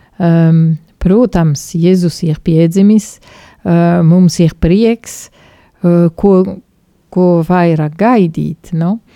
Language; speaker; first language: Latvian; non-native, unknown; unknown